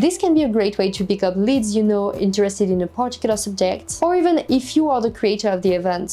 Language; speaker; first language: English; non-native, fluent; French